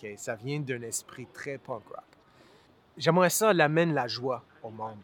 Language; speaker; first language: French; non-native, local second language; English